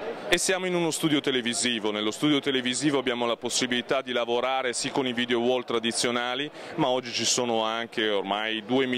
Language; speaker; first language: Italian; native; Italian